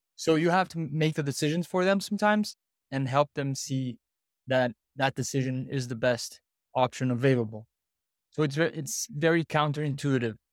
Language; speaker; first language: English; non-native, fluent; Portuguese